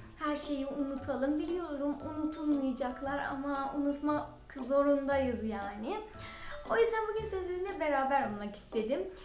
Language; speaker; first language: Turkish; non-native, fluent; Persian